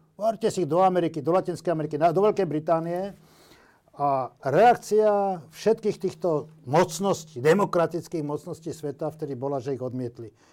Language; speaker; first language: Slovak; native; Slovak